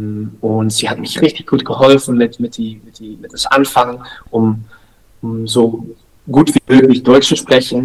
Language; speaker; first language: German; non-native, learner; Dutch